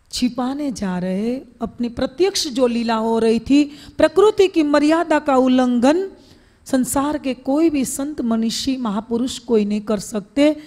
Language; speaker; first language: Hindi; non-native, local second language; Gujarati